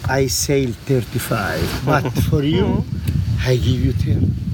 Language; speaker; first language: English; non-native, learner; Italian